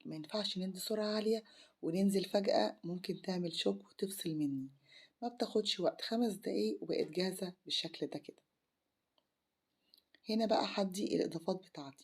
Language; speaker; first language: Arabic; native; Arabic